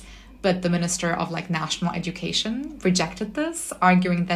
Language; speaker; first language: English; non-native, fluent; German